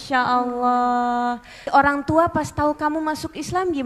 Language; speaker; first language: Indonesian; native; Indonesian